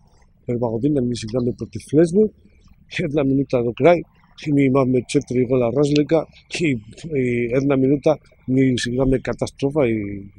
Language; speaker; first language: Macedonian; non-native, learner; Spanish